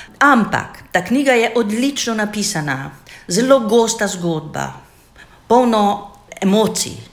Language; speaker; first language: Slovenian; non-native, fluent; Hungarian